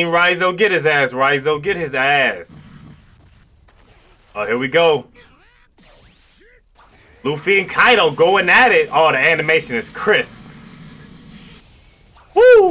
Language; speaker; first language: English; native; English